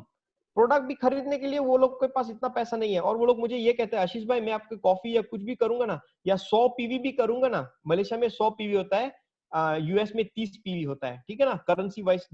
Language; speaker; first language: Hindi; native; Hindi